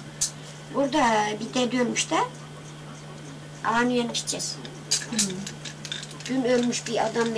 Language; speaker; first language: Turkish; native; Turkish